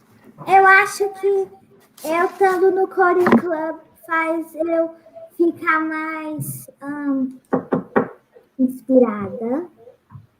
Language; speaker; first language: Portuguese; early bilingual, heritage; Portuguese